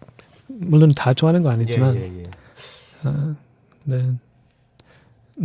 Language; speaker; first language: Korean; non-native, fluent; English